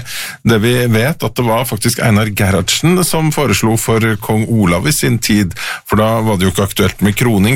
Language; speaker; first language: Norwegian; native; Norwegian